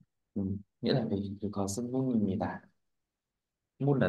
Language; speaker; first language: Vietnamese; native; Vietnamese